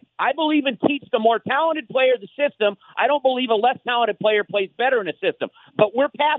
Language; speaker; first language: English; native; English